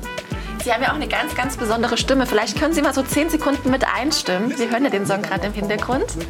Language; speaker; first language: German; native; German